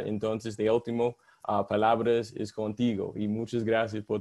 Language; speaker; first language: Spanish; non-native, learner; English